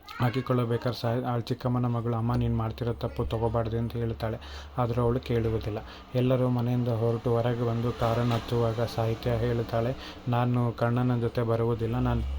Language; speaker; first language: Kannada; native; Kannada